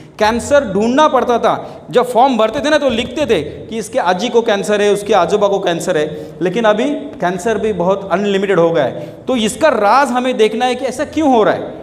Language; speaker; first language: Hindi; non-native, local second language; Marathi